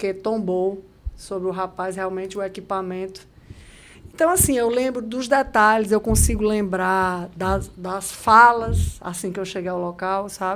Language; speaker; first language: Portuguese; native; Portuguese